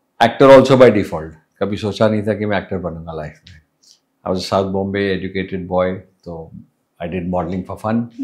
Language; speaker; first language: Hindi; non-native, local second language; English